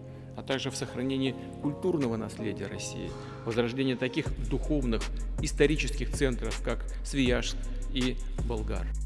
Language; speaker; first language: Russian; native; Russian